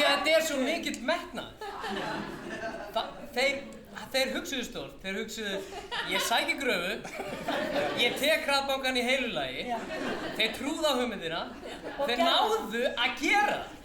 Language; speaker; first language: Icelandic; non-native, fluent; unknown